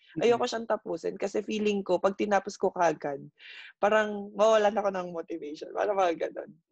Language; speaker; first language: Filipino; native; Filipino